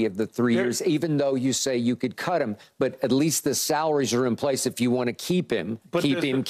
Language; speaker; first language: English; native; English